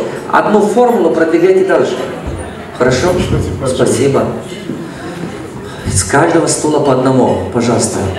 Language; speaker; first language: Russian; non-native, local second language; Tajik